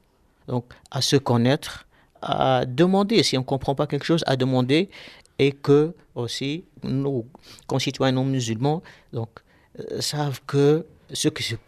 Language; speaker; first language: French; non-native, local second language; Arabic